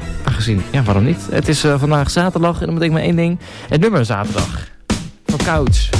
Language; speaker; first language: Dutch; native; Dutch